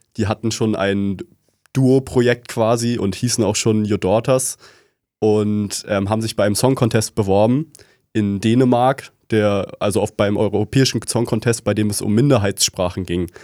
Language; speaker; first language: German; native; German